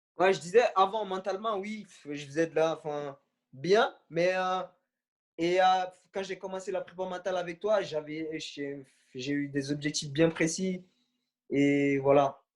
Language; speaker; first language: French; non-native, local second language; Bambara